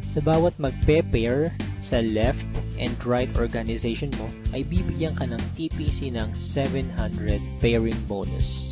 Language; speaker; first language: Filipino; native; Filipino